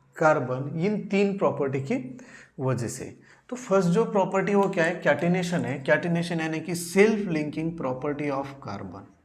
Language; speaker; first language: Hindi; non-native, local second language; Marathi